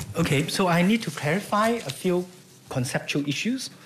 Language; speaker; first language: English; non-native, local second language; Chinese